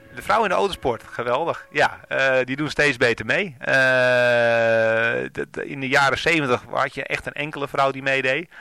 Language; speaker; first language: Dutch; native; Dutch